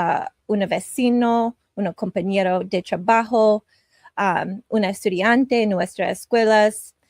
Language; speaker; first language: Spanish; non-native, learner; English